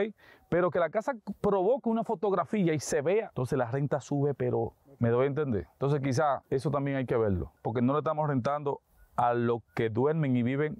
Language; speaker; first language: Spanish; native; Spanish